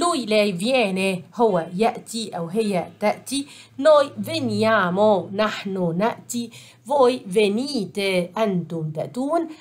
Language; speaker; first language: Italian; non-native, fluent; Arabic